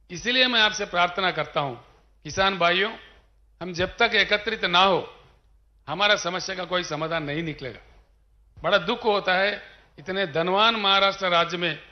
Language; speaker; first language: Hindi; non-native, local second language; Telugu